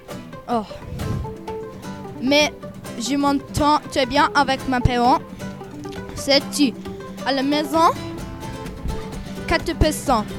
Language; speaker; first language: French; non-native, learner; English